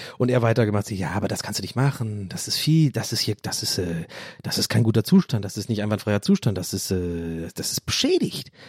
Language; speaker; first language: German; non-native, fluent; English